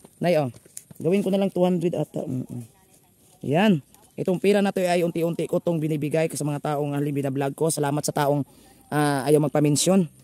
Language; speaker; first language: Filipino; non-native, local second language; Cebuano